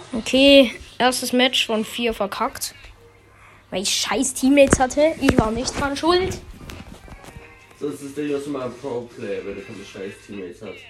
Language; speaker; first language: German; native; German